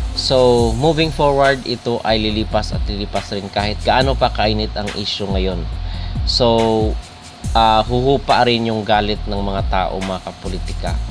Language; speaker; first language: Filipino; native; Filipino